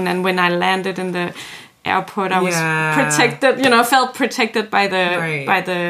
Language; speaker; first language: English; non-native, fluent; Kalaallisut